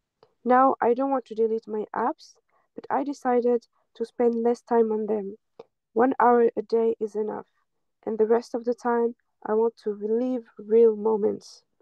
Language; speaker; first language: English; non-native, fluent; French